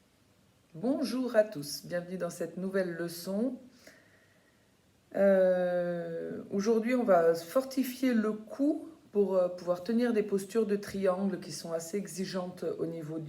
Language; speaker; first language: French; native; French